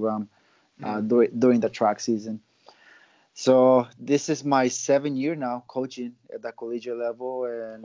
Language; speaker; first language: English; non-native, fluent; Spanish